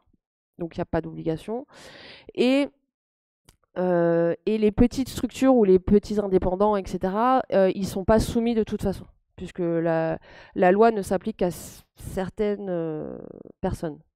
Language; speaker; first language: French; native; French